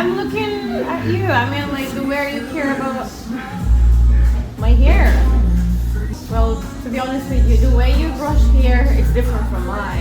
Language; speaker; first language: English; non-native, fluent; Arabic